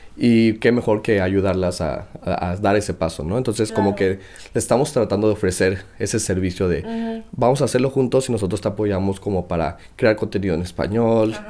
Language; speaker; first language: Spanish; native; Spanish